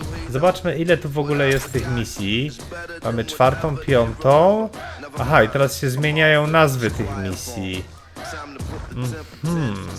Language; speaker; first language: Polish; native; Polish